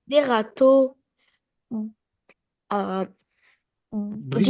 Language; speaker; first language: French; non-native, learner; Arabic